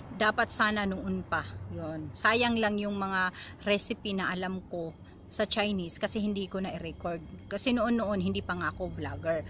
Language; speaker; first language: Filipino; non-native, local second language; Cebuano